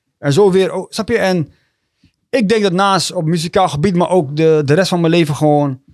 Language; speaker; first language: Dutch; early bilingual, other home language; Tigrinya